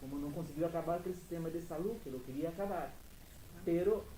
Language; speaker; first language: Spanish; non-native, fluent; Portuguese